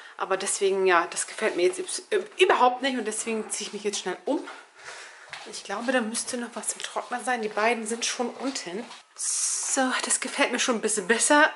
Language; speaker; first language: German; early bilingual, other home language; Turkish